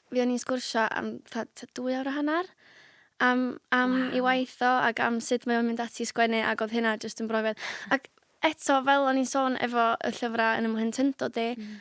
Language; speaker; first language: Welsh; native; Welsh